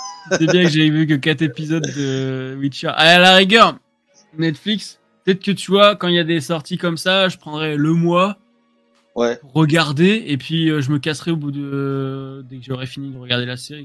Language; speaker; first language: French; native; French